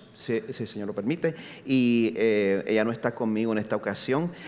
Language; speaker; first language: Spanish; native; Spanish